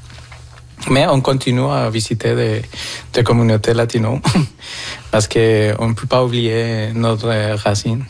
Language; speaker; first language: French; non-native, fluent; Spanish